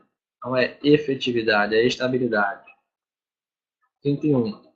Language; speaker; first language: Portuguese; native; Portuguese